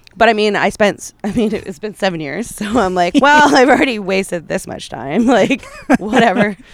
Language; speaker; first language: English; native; English